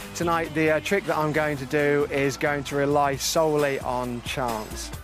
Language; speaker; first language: English; native; English